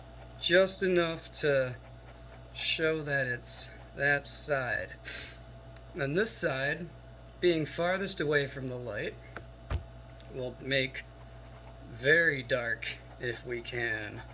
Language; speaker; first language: English; native; English